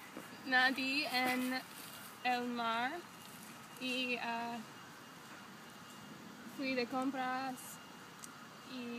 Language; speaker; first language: Spanish; non-native, learner; English